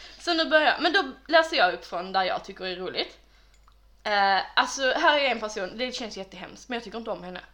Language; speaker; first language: Swedish; native; Swedish